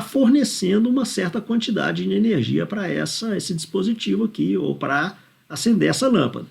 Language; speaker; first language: Portuguese; native; Portuguese